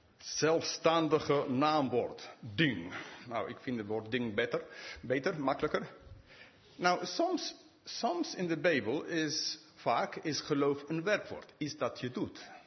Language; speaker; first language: Dutch; non-native, fluent; English